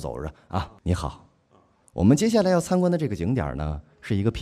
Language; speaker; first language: Chinese; native; Chinese